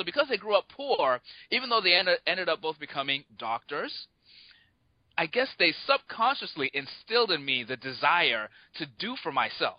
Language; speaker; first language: English; non-native, local second language; Yoruba